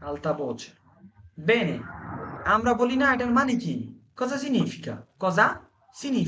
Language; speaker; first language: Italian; non-native, fluent; Bangla